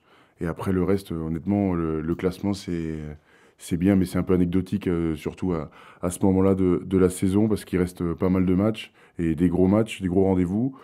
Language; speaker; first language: French; native; French